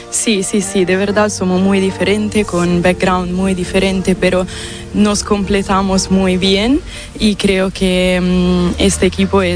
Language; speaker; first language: Spanish; non-native, fluent; Italian